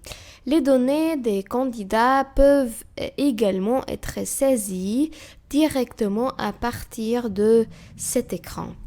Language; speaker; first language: French; non-native, fluent; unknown